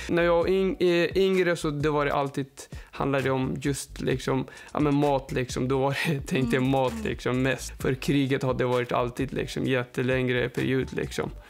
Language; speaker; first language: Swedish; non-native, fluent; Persian